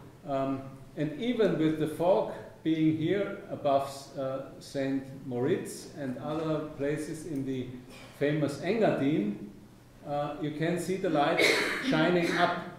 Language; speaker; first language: English; non-native, fluent; German